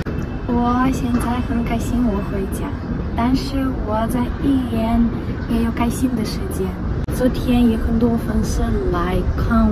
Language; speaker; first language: Chinese; non-native, learner; Ukrainian